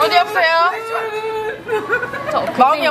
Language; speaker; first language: Korean; early bilingual, heritage; Korean